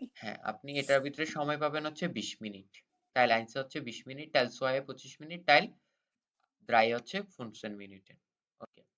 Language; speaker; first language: Bangla; native; Bangla